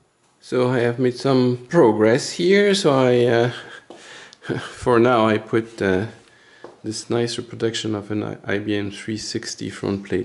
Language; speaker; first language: English; non-native, fluent; French